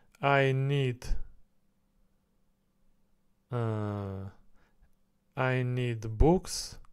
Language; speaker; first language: English; non-native, learner; Russian